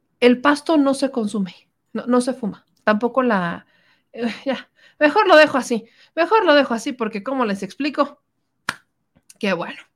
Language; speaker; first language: Spanish; native; Spanish